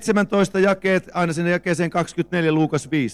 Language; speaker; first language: Finnish; native; Finnish